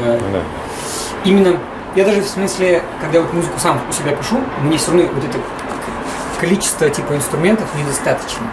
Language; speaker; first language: Russian; native; Russian